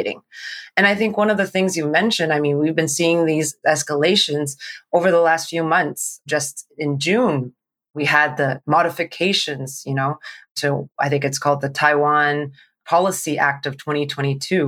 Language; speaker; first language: English; non-native, local second language; Cantonese